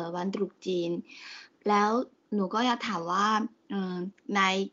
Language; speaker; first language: Thai; non-native, learner; Chinese